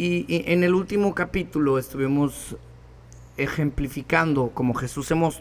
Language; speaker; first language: Spanish; native; Spanish